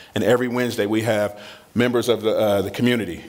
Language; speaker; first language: English; native; English